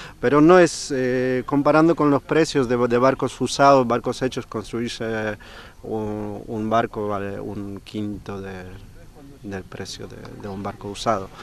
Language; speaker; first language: Spanish; non-native, fluent; Polish